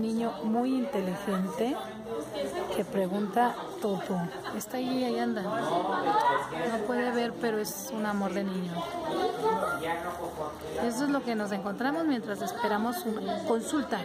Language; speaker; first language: Spanish; native; Spanish